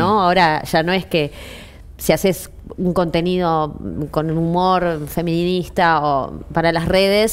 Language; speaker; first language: Spanish; native; Spanish